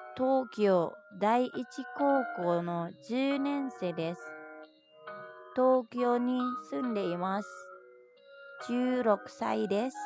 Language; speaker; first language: Japanese; non-native, fluent; Indonesian